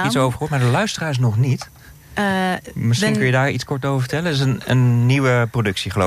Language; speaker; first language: Dutch; native; Dutch